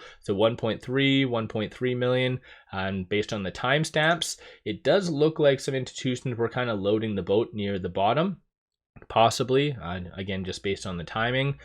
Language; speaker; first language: English; native; English